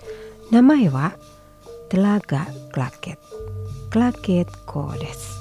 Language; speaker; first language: Japanese; non-native, fluent; Indonesian